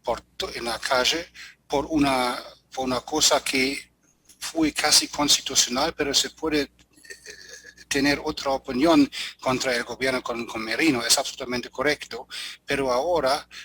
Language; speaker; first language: Spanish; non-native, fluent; German